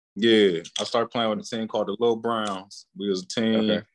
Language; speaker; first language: English; native; English